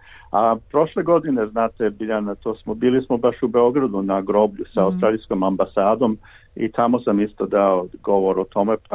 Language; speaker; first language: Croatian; early bilingual, heritage; Serbian